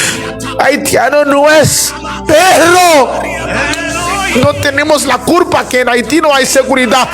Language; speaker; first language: Spanish; non-native, learner; Haitian Creole